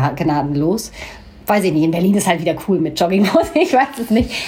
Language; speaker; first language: German; native; German